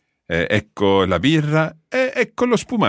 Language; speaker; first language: Italian; non-native, fluent; English